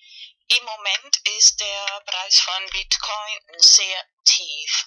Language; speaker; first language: German; non-native, learner; Spanish